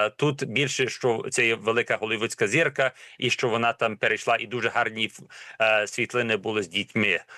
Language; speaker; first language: Ukrainian; early bilingual, heritage; Ukrainian